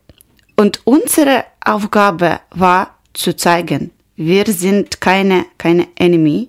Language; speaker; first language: German; non-native, learner; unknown